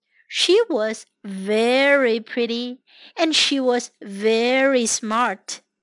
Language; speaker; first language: English; non-native, fluent; Chinese